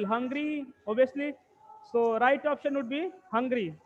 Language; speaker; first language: English; non-native, local second language; Hindi